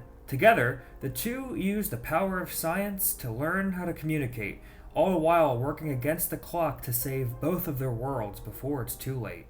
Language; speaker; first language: English; native; English